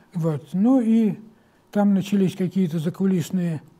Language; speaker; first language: Russian; native; Russian